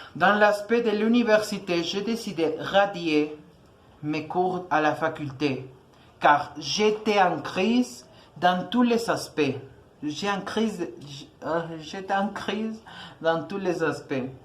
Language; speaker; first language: French; non-native, learner; Spanish